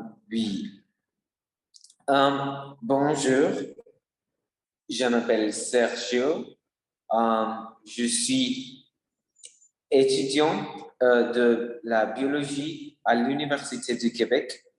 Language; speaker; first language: French; non-native, learner; Spanish